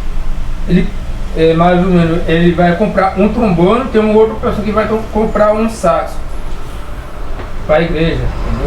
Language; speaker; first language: Portuguese; non-native, learner; Haitian Creole